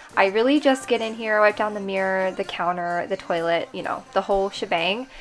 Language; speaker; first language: English; native; English